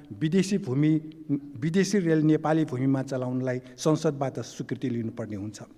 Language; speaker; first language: Nepali; non-native, local second language; Newari